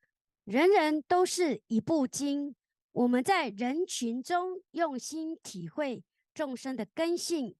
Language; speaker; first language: Chinese; native; Chinese